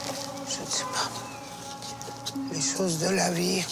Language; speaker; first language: French; non-native, fluent; Persian